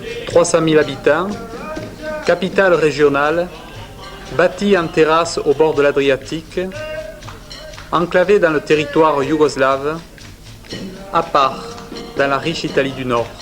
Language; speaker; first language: French; native; French